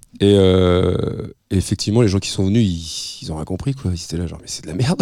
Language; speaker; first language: French; native; French